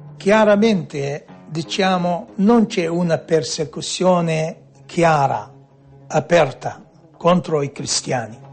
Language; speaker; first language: Italian; non-native, fluent; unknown